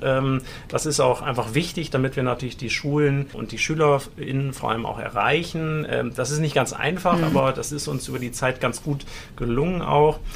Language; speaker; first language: German; native; German